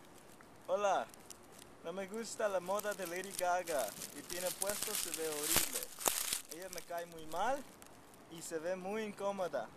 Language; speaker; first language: Spanish; non-native, learner; English